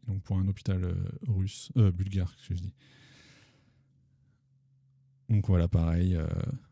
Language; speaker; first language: French; native; French